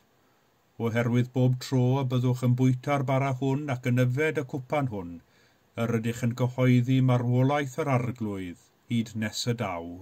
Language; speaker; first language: Welsh; native; Welsh